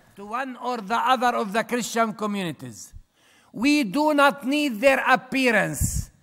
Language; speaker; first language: English; non-native, fluent; Arabic